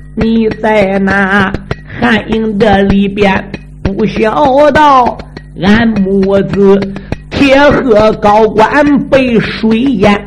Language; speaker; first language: Chinese; native; Chinese